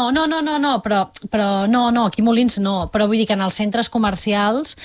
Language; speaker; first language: Catalan; native; Catalan